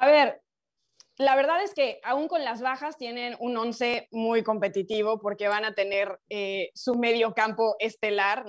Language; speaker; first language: Spanish; native; Spanish